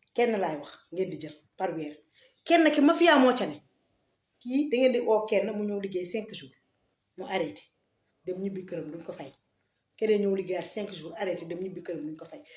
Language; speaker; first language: Wolof; non-native, local second language; Fula